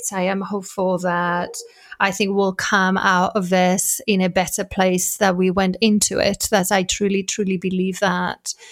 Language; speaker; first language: English; non-native, fluent; Spanish